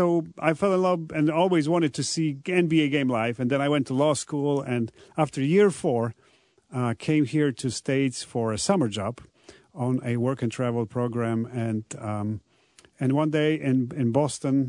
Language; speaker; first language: English; non-native, fluent; Polish